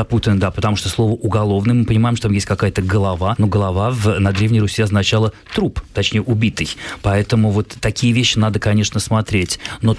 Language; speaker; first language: Russian; native; Russian